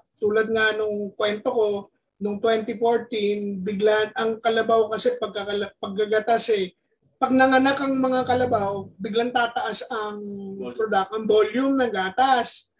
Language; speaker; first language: Filipino; native; Filipino